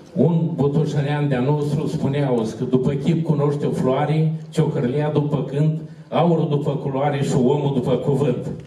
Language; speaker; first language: Romanian; native; Romanian